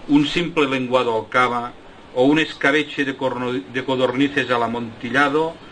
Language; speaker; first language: Spanish; non-native, local second language; Catalan